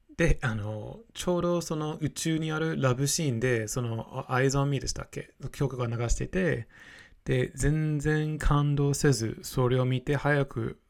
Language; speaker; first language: Japanese; non-native, fluent; English